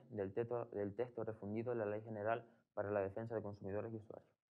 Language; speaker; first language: Spanish; native; Spanish